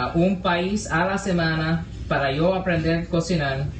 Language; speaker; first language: Spanish; non-native, learner; English